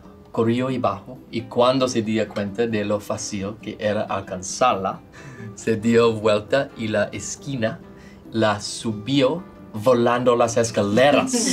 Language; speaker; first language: Spanish; non-native, learner; English